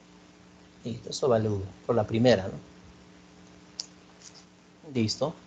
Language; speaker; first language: Spanish; native; Spanish